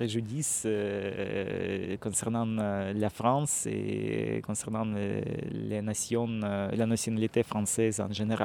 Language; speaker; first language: French; non-native, fluent; Russian